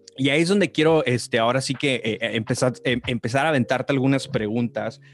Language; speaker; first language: Spanish; native; Spanish